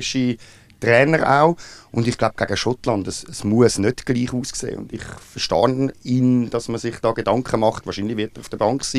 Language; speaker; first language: German; native; German